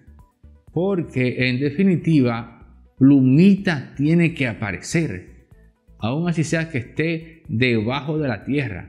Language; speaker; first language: Spanish; native; Spanish